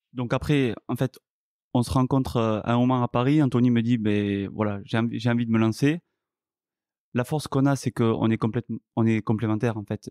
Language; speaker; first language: French; native; French